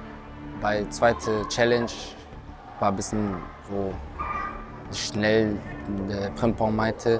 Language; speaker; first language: German; non-native, learner; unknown